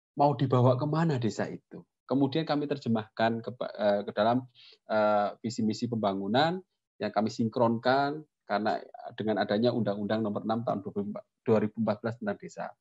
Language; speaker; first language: Indonesian; non-native, local second language; Javanese